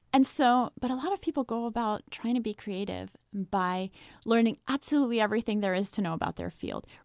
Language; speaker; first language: English; non-native, fluent; French